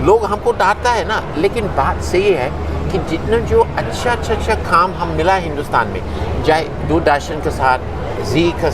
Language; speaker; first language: Hindi; non-native, learner; English